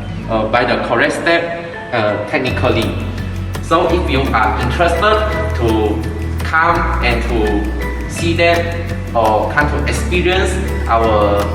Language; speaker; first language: English; non-native, local second language; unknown